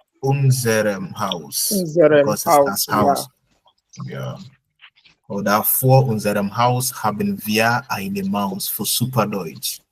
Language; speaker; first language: German; non-native, fluent; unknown